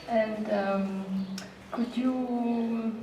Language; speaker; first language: English; non-native, learner; French